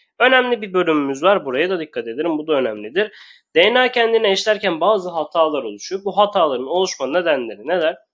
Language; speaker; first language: Turkish; native; Turkish